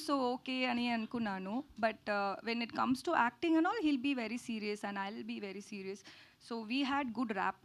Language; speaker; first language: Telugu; non-native, learner; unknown